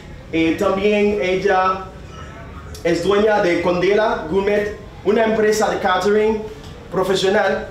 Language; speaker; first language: Spanish; non-native, fluent; Haitian Creole